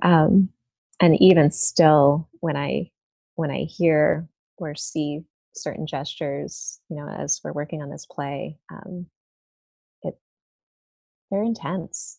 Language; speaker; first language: English; native; English